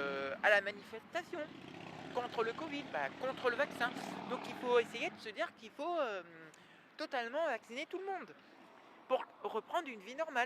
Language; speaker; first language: French; native; French